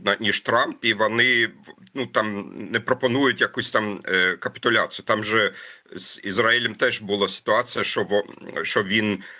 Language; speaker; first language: Ukrainian; non-native, fluent; German